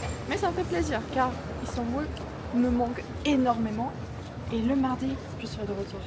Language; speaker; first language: French; non-native, fluent; Turkish